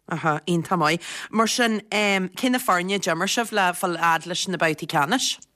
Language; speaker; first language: Irish; native; Irish